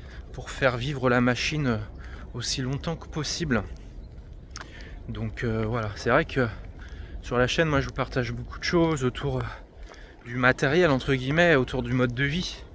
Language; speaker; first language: French; native; French